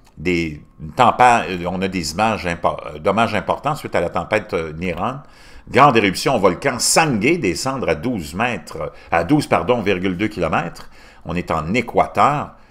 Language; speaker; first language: French; native; French